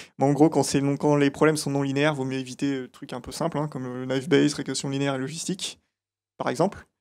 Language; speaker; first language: French; native; French